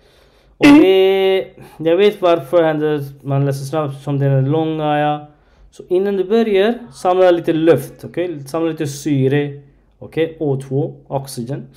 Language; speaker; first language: Swedish; non-native, learner; Arabic